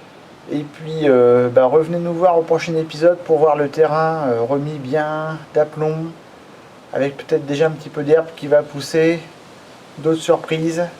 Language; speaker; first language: French; native; French